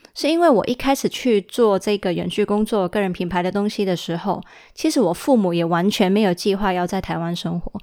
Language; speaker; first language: Chinese; early bilingual, heritage; Chinese